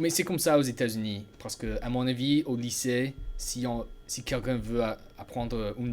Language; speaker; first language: French; non-native, learner; English